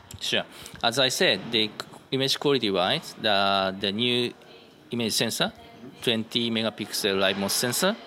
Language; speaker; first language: English; non-native, learner; Japanese